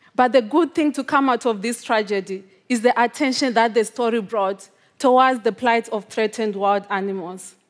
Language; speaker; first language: English; non-native, local second language; Shona